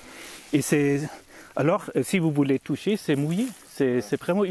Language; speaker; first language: French; non-native, learner; German